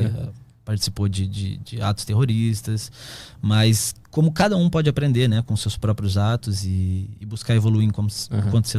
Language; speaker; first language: Portuguese; native; Portuguese